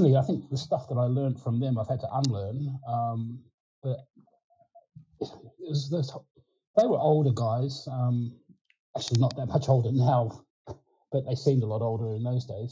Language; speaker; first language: English; early bilingual, other home language; Ukrainian